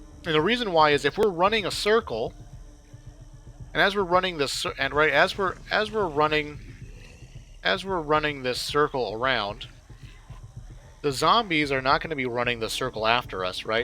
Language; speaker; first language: English; native; English